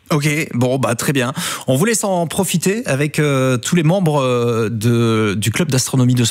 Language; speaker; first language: French; native; French